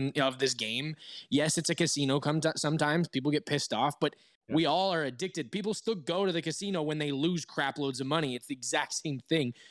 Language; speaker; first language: English; native; English